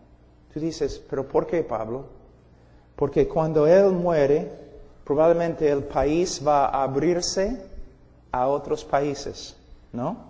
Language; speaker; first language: Spanish; non-native, fluent; English